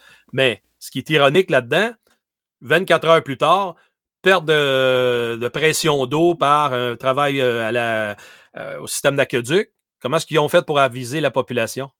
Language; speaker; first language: French; native; French